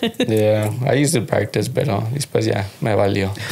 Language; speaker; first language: Spanish; early bilingual, heritage; Spanish